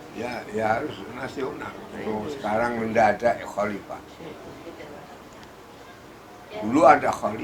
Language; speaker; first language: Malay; non-native, local second language; Javanese